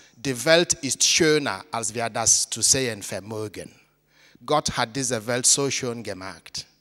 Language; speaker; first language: German; non-native, fluent; Igbo